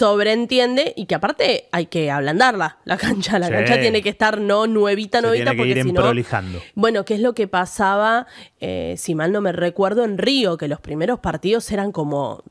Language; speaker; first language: Spanish; native; Spanish